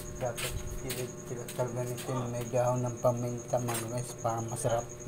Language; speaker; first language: Filipino; non-native, local second language; Cebuano